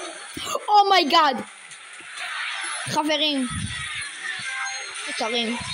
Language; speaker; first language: Hebrew; native; Hebrew